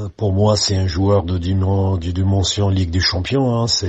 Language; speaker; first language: French; non-native, local second language; Arabic